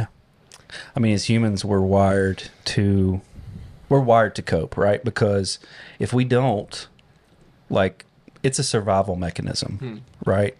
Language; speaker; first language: English; native; English